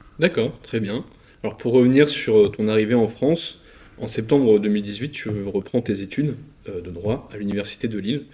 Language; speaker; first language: French; native; French